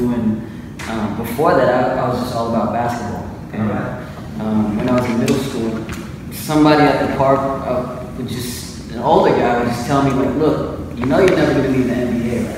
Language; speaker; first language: English; native; English